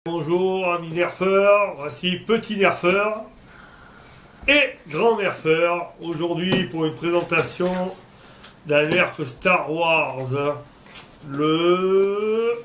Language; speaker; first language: French; native; French